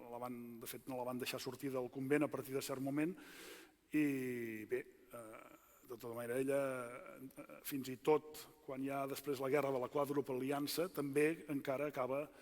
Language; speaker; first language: Catalan; native; Catalan